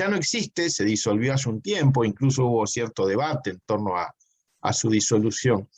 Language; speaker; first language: Spanish; native; Spanish